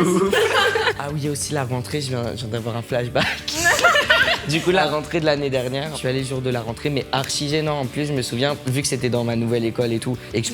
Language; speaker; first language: French; early bilingual, heritage; French